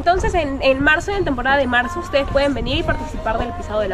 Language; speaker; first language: Spanish; native; Spanish